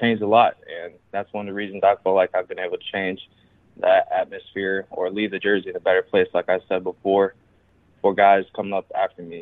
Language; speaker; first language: English; native; English